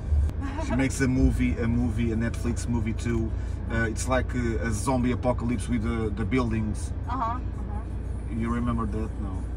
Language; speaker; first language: English; non-native, learner; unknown